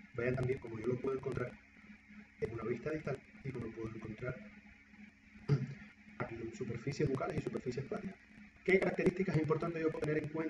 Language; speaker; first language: Spanish; native; Spanish